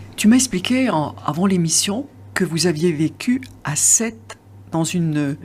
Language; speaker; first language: French; native; French